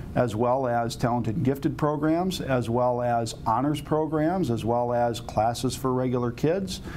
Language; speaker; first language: English; native; English